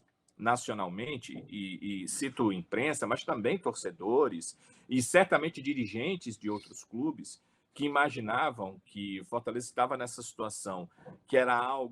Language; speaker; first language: Portuguese; native; Portuguese